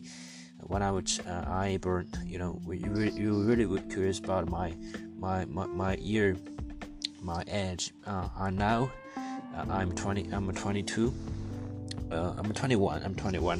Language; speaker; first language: English; non-native, learner; Chinese